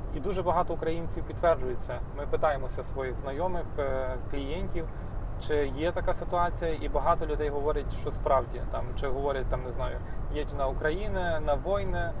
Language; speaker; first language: Ukrainian; native; Ukrainian